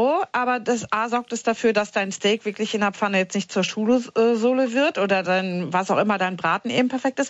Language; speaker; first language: German; native; German